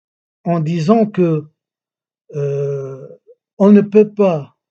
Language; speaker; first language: French; non-native, local second language; Arabic